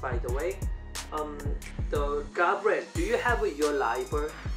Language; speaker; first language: English; non-native, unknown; Korean